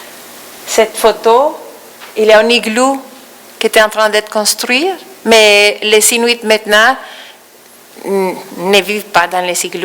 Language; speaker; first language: French; non-native, fluent; Spanish